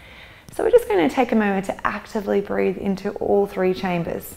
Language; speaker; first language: English; native; English